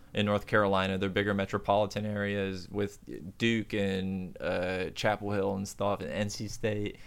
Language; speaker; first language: English; native; English